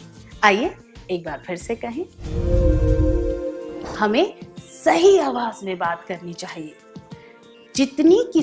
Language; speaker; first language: Hindi; native; Hindi